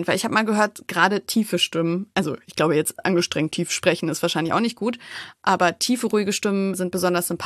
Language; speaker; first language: German; native; German